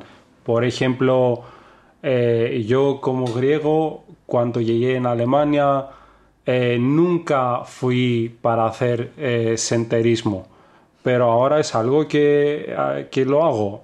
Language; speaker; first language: Spanish; non-native, fluent; Greek